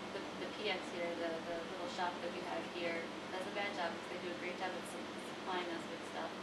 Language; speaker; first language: English; native; English